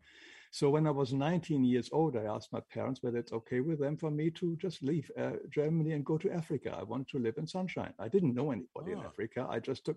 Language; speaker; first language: English; non-native, fluent; German